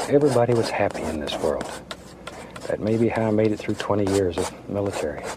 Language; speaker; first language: English; native; English